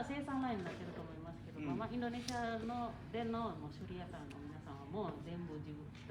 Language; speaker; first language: Japanese; non-native, fluent; Indonesian